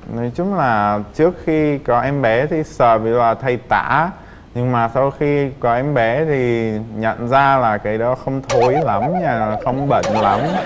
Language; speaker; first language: Vietnamese; non-native, fluent; Czech